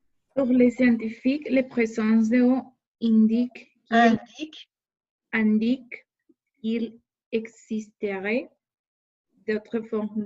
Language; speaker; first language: French; non-native, fluent; Spanish